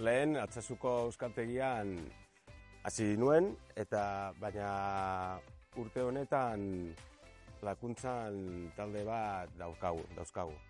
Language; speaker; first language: Basque; non-native, local second language; Spanish